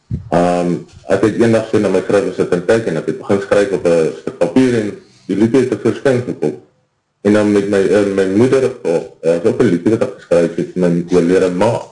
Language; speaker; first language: Afrikaans; native; Afrikaans